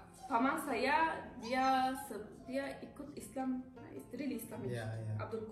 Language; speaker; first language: Indonesian; non-native, learner; Turkish